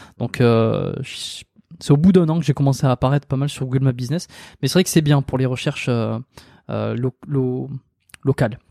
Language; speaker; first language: French; native; French